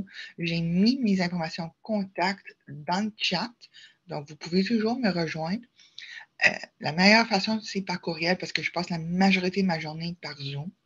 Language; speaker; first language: French; native; French